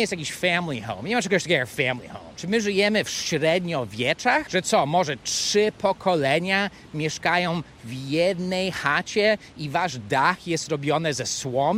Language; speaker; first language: Polish; non-native, fluent; English